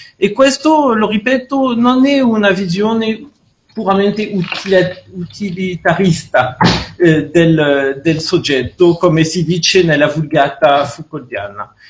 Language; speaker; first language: Italian; non-native, fluent; French